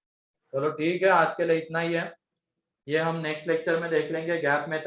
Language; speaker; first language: Hindi; native; Hindi